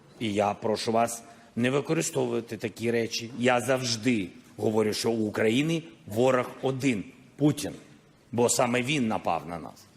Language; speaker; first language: Ukrainian; non-native, local second language; Russian